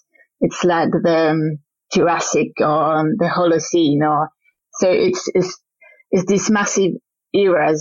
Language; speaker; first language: English; non-native, fluent; French